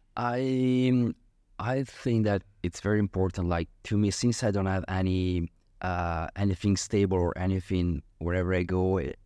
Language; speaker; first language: English; non-native, fluent; Italian